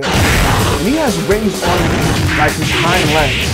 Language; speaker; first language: English; native; English